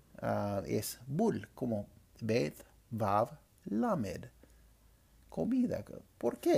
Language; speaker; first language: Spanish; non-native, fluent; English